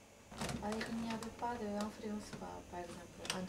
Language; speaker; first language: French; non-native, learner; Japanese